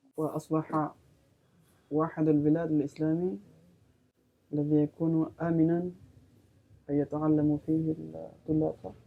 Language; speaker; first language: Arabic; non-native, fluent; Indonesian